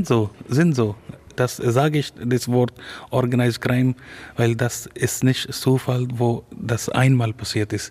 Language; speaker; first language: German; non-native, learner; Urdu